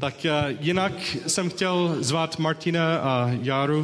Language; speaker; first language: Czech; non-native, learner; English